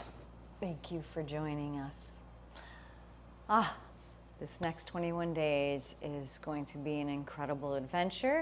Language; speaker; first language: English; native; English